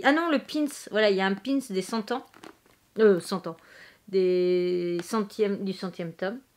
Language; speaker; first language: French; native; French